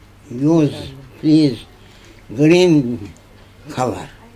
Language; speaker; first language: English; non-native, learner; Turkish